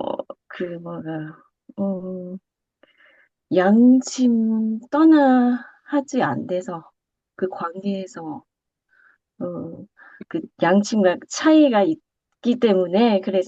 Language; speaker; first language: Korean; non-native, learner; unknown